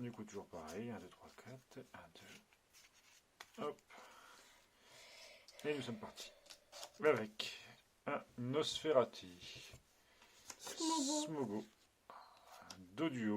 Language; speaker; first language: French; native; French